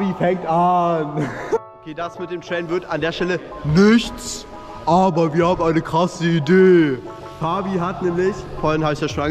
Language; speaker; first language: German; native; German